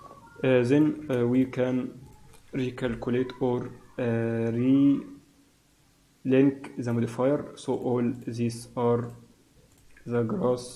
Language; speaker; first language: English; non-native, fluent; Arabic